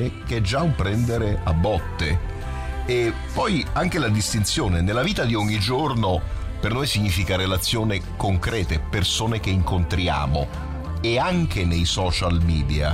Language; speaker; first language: Italian; native; Italian